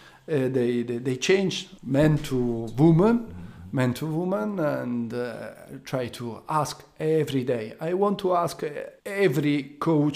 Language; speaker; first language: English; non-native, learner; Italian